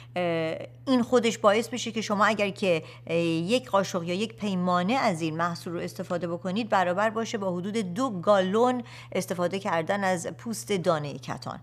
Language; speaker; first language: Persian; native; Persian